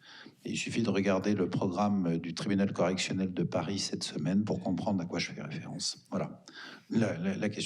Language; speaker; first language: French; native; French